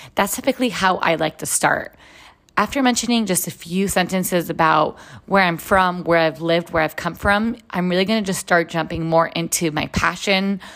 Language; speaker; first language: English; non-native, fluent; Hebrew